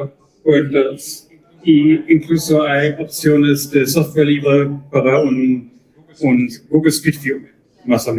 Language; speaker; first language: Spanish; non-native, learner; German